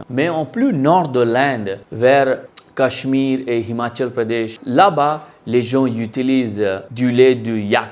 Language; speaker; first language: French; non-native, local second language; Hindi